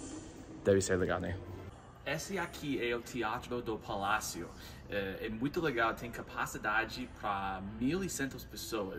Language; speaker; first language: Portuguese; non-native, learner; English